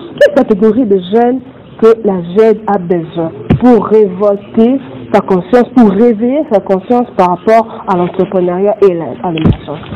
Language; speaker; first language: French; non-native, local second language; Lingala